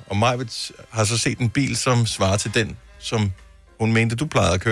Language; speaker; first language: Danish; native; Danish